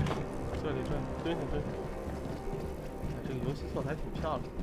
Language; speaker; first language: Chinese; native; Chinese